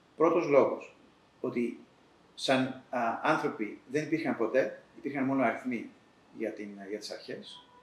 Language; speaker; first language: Greek; native; Greek